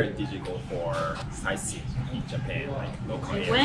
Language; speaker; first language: English; non-native, fluent; Japanese